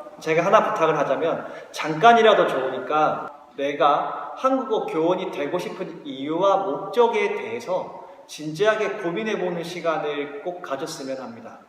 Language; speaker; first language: Korean; native; Korean